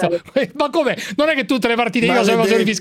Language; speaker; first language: Italian; native; Italian